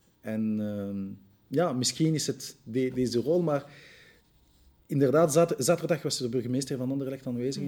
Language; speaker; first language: Dutch; non-native, local second language; French